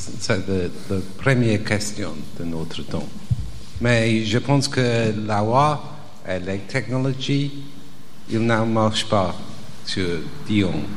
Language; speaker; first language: French; non-native, learner; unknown